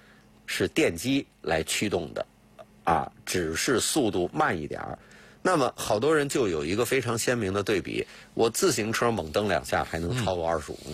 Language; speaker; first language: Chinese; native; Chinese